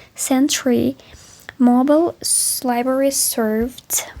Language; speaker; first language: English; non-native, learner; Azerbaijani